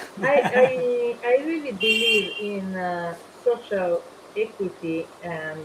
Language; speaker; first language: English; non-native, fluent; Italian